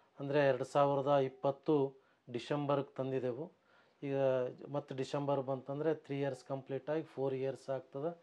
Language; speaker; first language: Kannada; native; Kannada